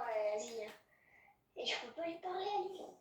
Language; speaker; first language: French; native; French